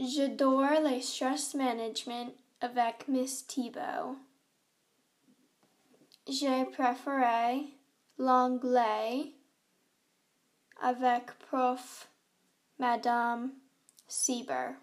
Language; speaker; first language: French; non-native, learner; English